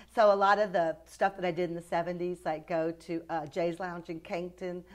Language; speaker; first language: English; native; English